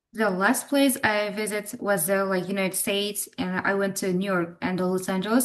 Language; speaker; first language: English; non-native, fluent; Kazakh